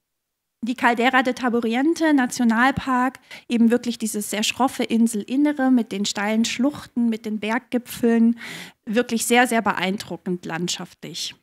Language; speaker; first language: German; native; German